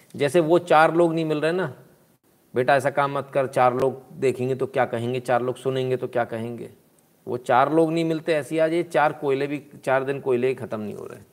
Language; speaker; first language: Hindi; native; Hindi